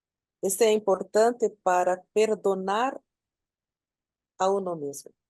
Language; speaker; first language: Spanish; non-native, learner; Portuguese